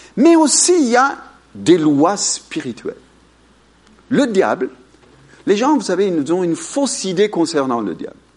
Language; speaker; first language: French; non-native, fluent; Amharic